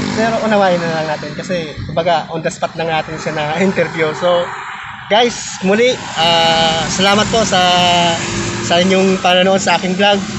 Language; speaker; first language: Filipino; non-native, local second language; Bikol